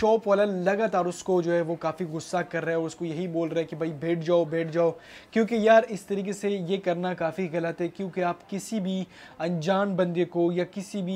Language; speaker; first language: Hindi; native; Hindi